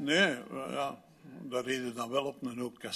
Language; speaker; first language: Dutch; native; Dutch